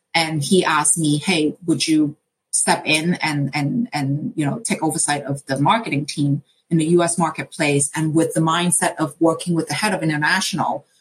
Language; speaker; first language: English; non-native, local second language; Cantonese